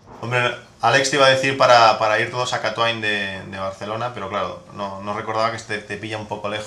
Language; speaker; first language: Spanish; native; Spanish